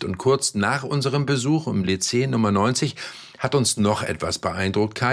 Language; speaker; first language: German; native; German